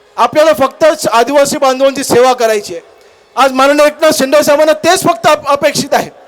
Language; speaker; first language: Marathi; native; Marathi